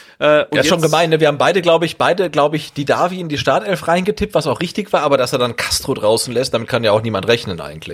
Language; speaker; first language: German; native; German